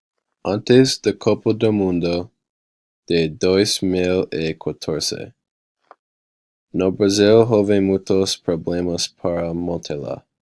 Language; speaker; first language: Portuguese; non-native, learner; English